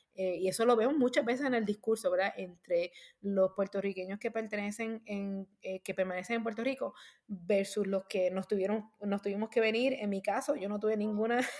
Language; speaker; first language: Spanish; native; Spanish